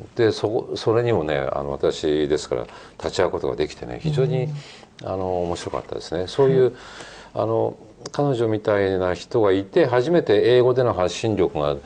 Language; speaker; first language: Japanese; native; Japanese